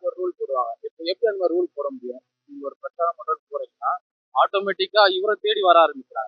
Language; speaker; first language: Tamil; non-native, local second language; Telugu